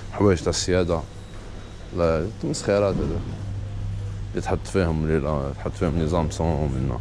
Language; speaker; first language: Arabic; native; Arabic